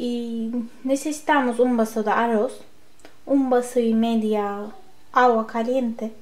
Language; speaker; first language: Spanish; non-native, learner; Turkish